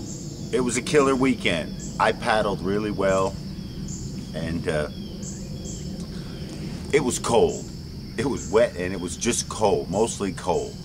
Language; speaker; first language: English; native; English